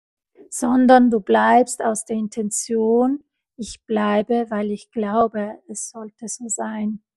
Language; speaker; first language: German; non-native, fluent; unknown